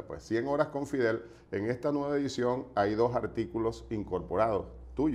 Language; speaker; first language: Spanish; native; Spanish